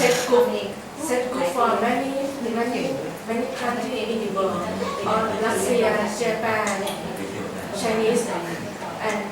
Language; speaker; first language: English; non-native, learner; Thai